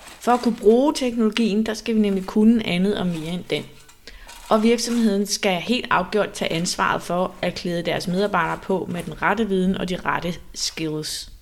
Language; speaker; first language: Danish; native; Danish